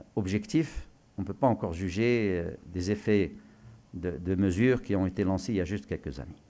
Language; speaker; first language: French; non-native, local second language; Arabic